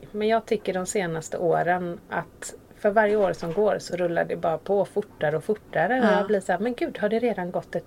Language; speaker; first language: Swedish; native; Swedish